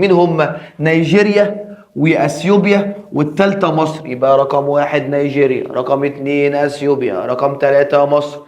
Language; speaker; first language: Arabic; native; Arabic